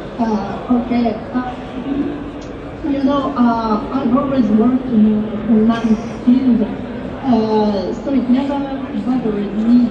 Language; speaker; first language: English; non-native, learner; French